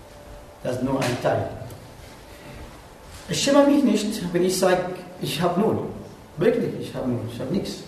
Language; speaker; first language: German; non-native, learner; Arabic